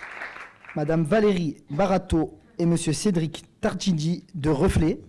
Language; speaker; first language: French; native; French